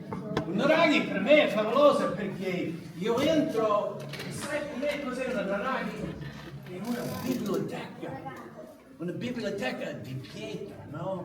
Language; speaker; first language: Italian; non-native, learner; English